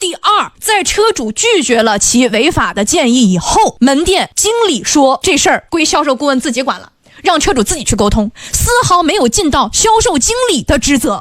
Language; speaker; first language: Chinese; native; Chinese